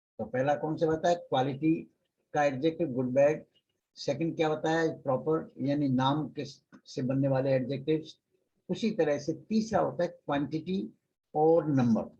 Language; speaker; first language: Hindi; native; Hindi